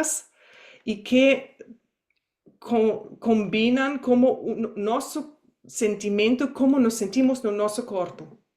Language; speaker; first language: Portuguese; non-native, fluent; German